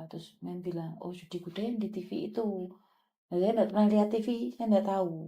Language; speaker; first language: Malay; non-native, local second language; Javanese